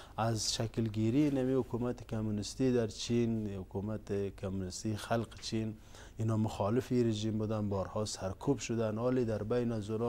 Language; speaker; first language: Persian; non-native, local second language; Uzbek